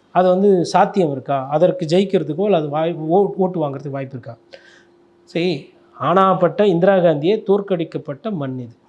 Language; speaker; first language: Tamil; native; Tamil